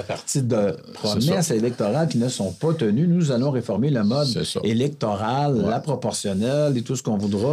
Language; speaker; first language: French; native; French